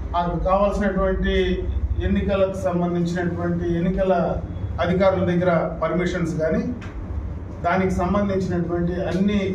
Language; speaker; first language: Telugu; native; Telugu